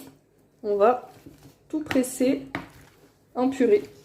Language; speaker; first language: French; native; French